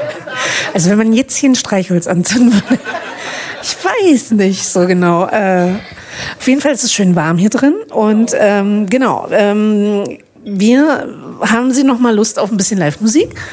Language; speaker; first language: German; native; German